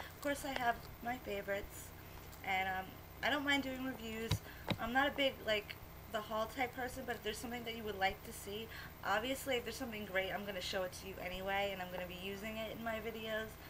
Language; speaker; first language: English; native; English